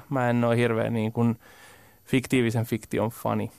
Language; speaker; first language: Finnish; native; Finnish